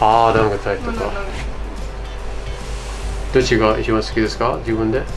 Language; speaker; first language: Japanese; non-native, fluent; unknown